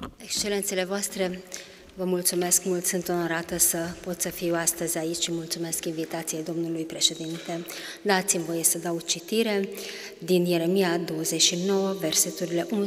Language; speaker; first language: Romanian; non-native, local second language; Hungarian